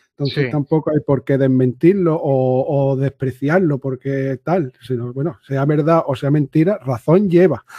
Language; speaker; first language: Spanish; native; Spanish